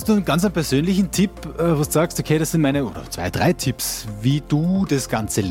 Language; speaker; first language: German; native; German